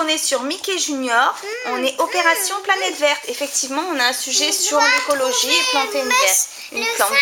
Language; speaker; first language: French; native; French